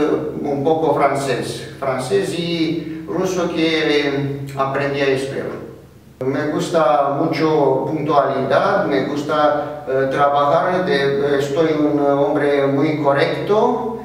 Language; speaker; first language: Spanish; non-native, fluent; Romanian